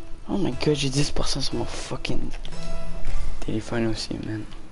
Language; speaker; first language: French; native; French